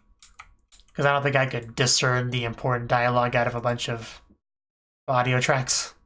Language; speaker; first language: English; native; English